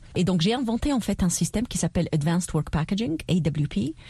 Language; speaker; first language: French; non-native, local second language; Arabic